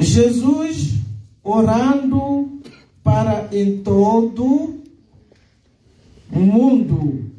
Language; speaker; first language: Portuguese; non-native, local second language; Lingala